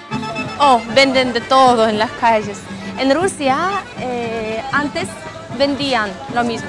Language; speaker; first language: Spanish; non-native, fluent; Russian